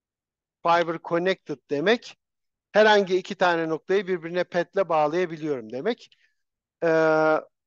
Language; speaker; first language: Turkish; native; Turkish